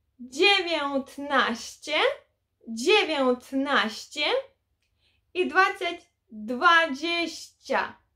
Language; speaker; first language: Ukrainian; native; Ukrainian